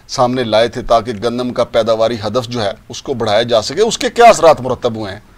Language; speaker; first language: Urdu; non-native, local second language; Punjabi